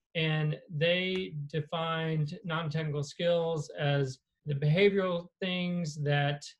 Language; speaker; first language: English; native; English